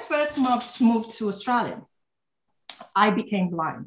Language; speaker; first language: English; non-native, fluent; Italian